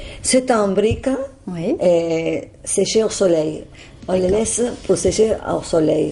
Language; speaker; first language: French; non-native, learner; Spanish